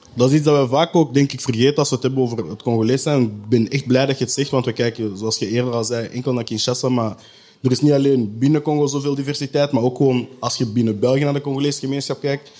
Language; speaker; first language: Dutch; early bilingual, other home language; French